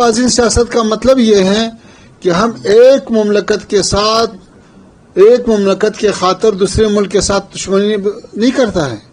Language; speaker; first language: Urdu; non-native, fluent; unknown